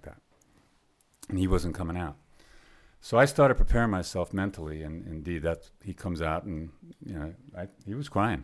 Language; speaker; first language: English; native; English